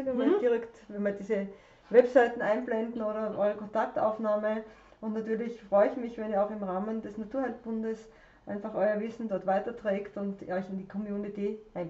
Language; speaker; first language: German; native; German